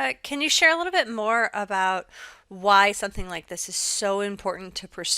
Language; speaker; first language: English; native; English